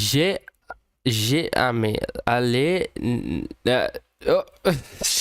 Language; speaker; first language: French; non-native, learner; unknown